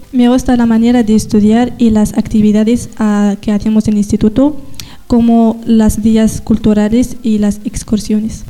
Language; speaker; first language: Spanish; non-native, learner; Riffian